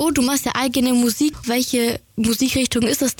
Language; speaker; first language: German; native; German